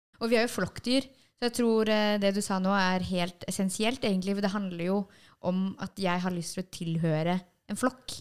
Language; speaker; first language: Norwegian; early bilingual, other home language; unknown